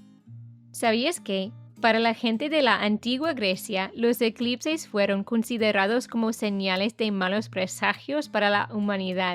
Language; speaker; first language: Spanish; non-native, fluent; English